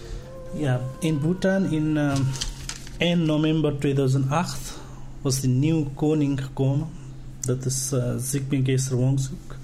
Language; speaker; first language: Dutch; non-native, learner; Nepali